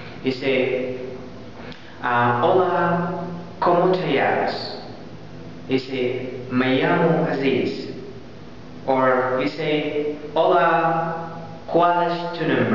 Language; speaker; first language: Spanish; non-native, learner; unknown